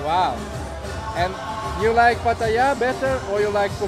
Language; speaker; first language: English; non-native, learner; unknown